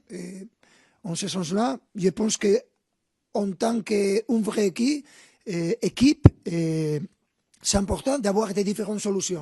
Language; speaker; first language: French; non-native, fluent; Spanish